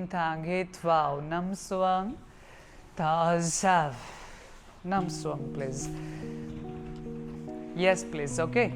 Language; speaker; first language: Vietnamese; non-native, learner; Hindi